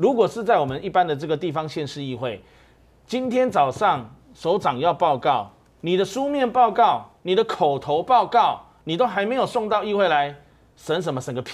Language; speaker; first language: Chinese; native; Chinese